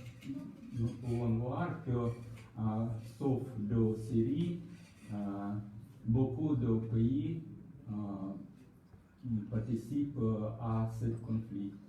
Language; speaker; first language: French; non-native, learner; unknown